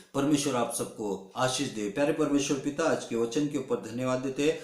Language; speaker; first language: Hindi; non-native, local second language; Kannada